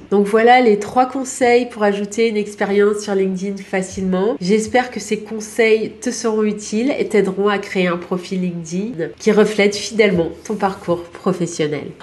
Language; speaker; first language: French; native; French